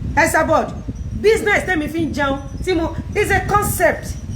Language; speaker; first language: English; non-native, local second language; Yoruba